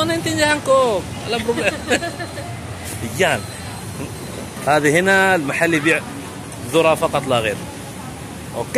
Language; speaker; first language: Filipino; non-native, learner; Arabic